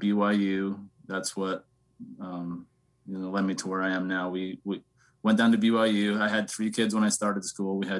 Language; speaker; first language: English; native; English